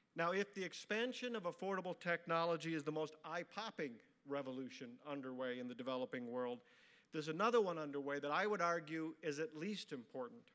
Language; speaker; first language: English; native; English